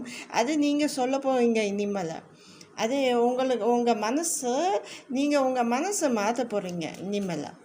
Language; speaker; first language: Tamil; non-native, learner; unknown